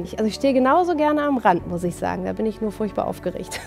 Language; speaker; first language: German; native; German